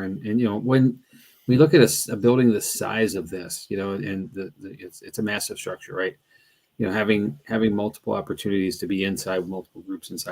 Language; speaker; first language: English; native; English